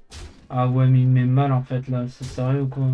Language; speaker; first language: French; native; French